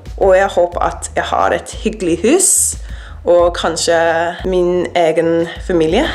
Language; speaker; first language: Norwegian; non-native, learner; English